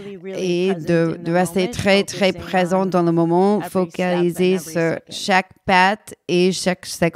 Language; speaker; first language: French; non-native, learner; English